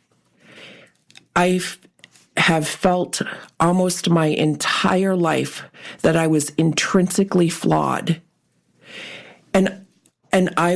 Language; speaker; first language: English; early bilingual, other home language; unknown